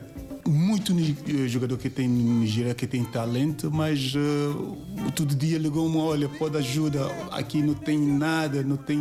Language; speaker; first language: Portuguese; non-native, learner; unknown